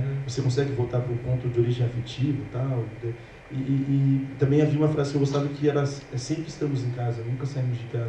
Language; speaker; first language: Portuguese; native; Portuguese